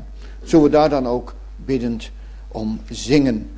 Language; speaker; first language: Dutch; native; Dutch